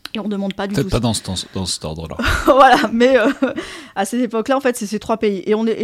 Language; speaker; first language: French; native; French